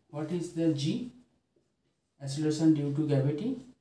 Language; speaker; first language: English; non-native, local second language; Bangla